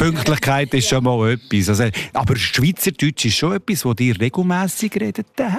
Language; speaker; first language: German; native; German